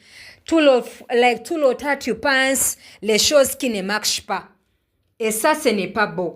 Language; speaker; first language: French; non-native, learner; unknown